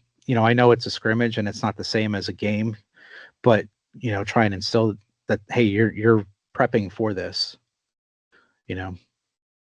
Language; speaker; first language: English; native; English